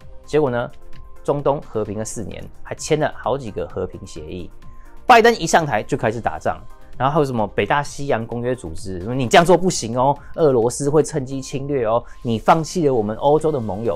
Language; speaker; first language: Chinese; native; Chinese